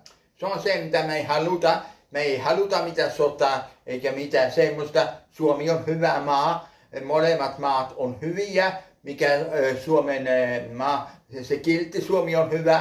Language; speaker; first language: Finnish; early bilingual, heritage; Finnish